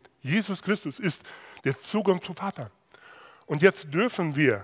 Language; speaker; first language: German; non-native, fluent; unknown